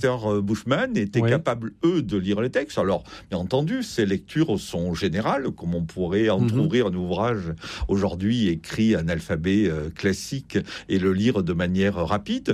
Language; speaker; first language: French; native; French